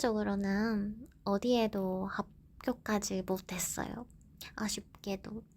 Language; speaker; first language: Korean; non-native, fluent; Japanese